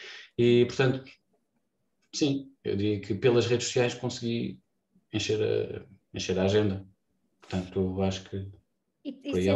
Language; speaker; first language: Portuguese; native; Portuguese